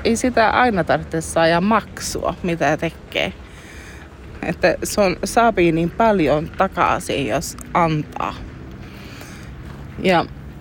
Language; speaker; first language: Finnish; early bilingual, heritage; Finnish